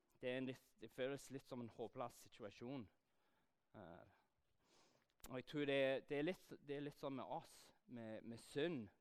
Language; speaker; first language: Norwegian; non-native, fluent; English